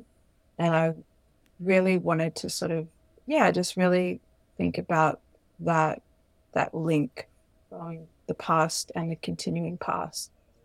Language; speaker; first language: English; native; English